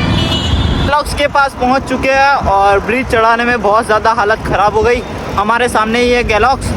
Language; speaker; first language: Hindi; non-native, local second language; Gujarati